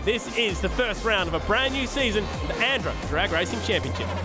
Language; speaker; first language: English; native; English